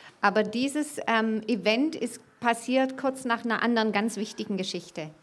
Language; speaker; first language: German; native; German